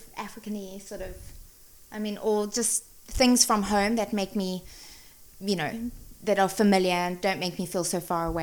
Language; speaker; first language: English; native; English